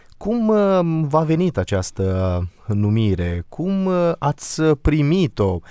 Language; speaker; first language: Romanian; native; Romanian